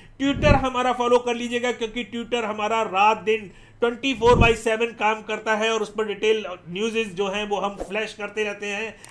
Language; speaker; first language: Hindi; native; Hindi